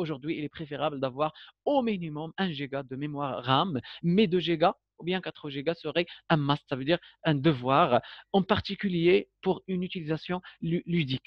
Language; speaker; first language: French; non-native, local second language; Arabic